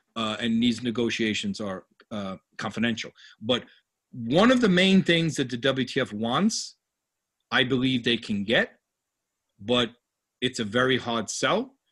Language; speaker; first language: English; native; English